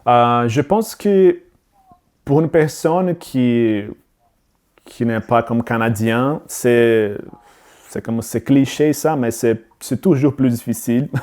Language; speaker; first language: French; non-native, learner; Portuguese